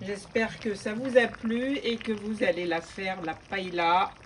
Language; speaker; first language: French; non-native, local second language; Arabic